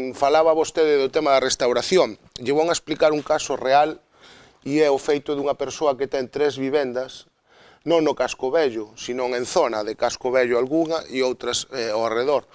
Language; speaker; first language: Galician; non-native, local second language; Spanish